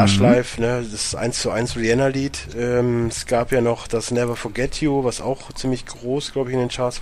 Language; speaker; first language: German; native; German